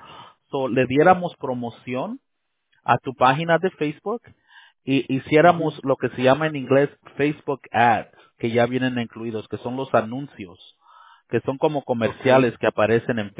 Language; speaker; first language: Spanish; early bilingual, heritage; Spanish